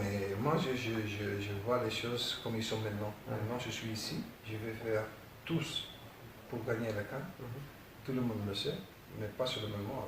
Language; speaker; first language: French; non-native, learner; Dutch